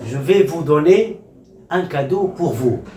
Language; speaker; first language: French; non-native, local second language; Arabic